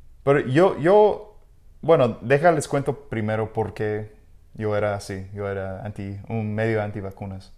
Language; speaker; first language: Spanish; non-native, fluent; English